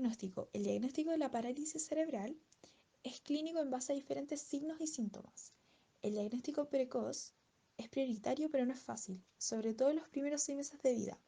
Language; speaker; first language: Spanish; native; Spanish